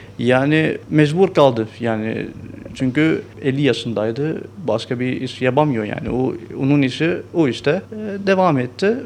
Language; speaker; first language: Turkish; non-native, learner; Arabic